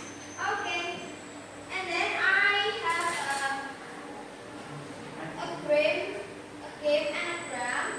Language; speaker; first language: English; non-native, learner; Indonesian